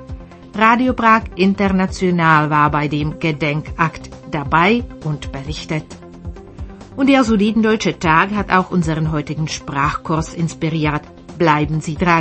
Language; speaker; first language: German; native; German